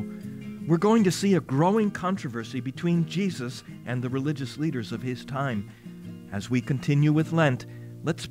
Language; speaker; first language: English; native; English